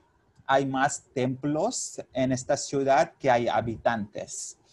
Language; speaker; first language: Spanish; non-native, fluent; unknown